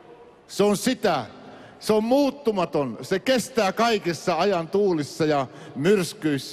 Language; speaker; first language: Finnish; native; Finnish